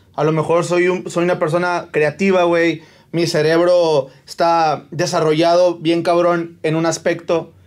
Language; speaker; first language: Spanish; native; Spanish